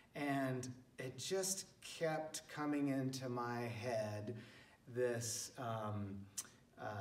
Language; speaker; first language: English; native; English